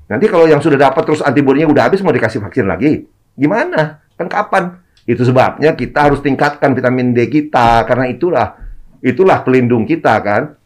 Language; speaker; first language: Indonesian; native; Indonesian